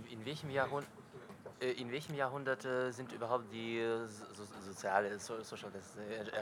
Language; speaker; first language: German; non-native, learner; Russian